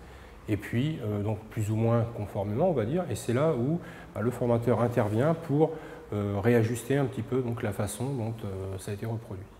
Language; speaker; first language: French; native; French